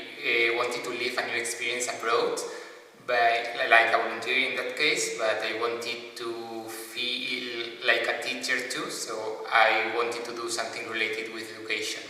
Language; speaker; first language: English; non-native, fluent; Spanish